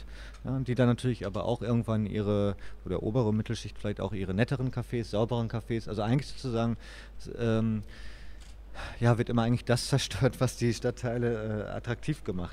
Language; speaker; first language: German; native; German